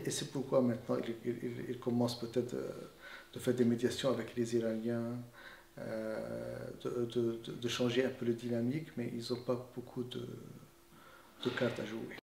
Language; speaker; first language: French; non-native, fluent; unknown